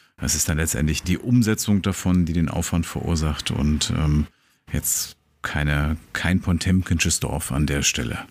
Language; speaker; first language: German; native; German